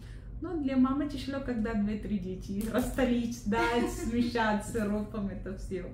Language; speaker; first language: Russian; non-native, learner; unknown